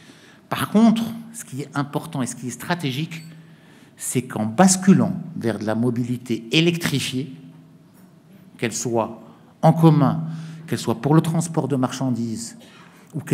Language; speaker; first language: French; non-native, local second language; Arabic